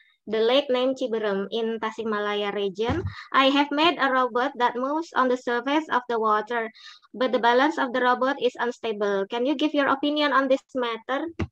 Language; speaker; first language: English; non-native, fluent; Indonesian